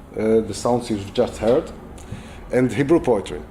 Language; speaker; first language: English; non-native, fluent; Hebrew